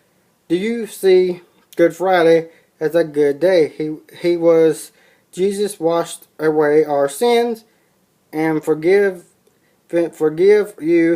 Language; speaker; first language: English; native; English